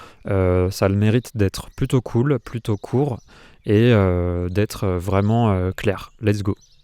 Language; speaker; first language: French; native; French